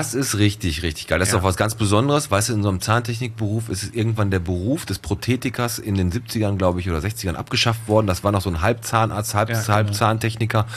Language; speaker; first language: German; native; German